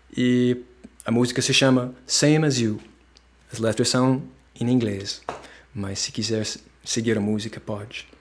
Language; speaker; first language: Portuguese; non-native, fluent; English